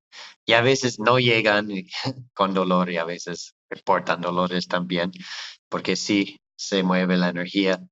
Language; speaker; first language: Spanish; non-native, fluent; English